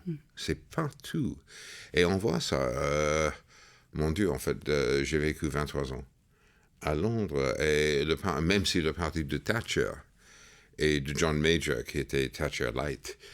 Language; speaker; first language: French; non-native, fluent; English